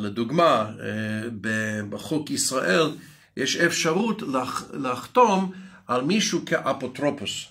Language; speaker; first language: Hebrew; non-native, fluent; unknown